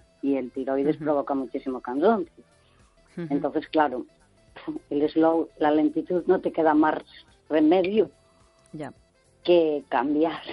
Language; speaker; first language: Spanish; native; Spanish